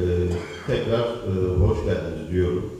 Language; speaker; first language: Turkish; native; Turkish